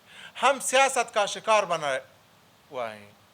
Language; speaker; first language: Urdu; early bilingual, other home language; Pashto